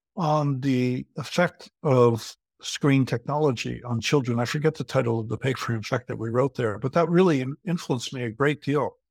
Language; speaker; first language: English; native; English